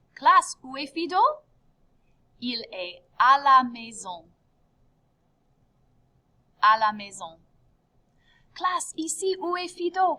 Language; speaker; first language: French; non-native, fluent; English